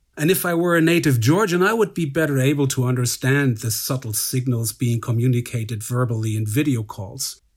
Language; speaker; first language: English; non-native, fluent; German